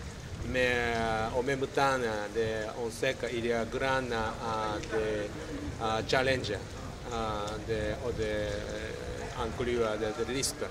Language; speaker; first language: French; non-native, learner; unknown